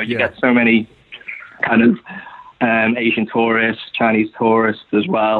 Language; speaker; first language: English; native; English